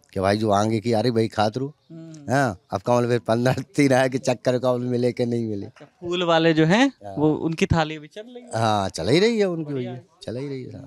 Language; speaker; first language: Hindi; native; Hindi